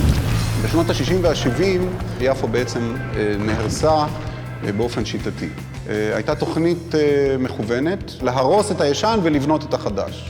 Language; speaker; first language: Hebrew; native; Hebrew